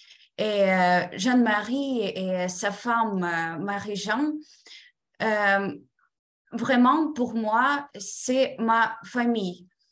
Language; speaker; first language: French; non-native, fluent; Ukrainian